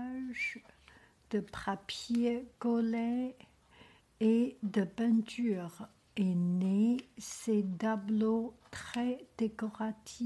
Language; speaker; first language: French; non-native, learner; Chinese